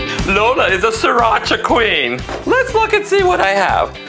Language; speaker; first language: English; non-native, local second language; Spanish